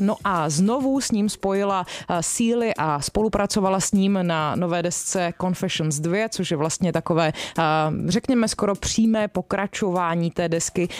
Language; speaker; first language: Czech; native; Czech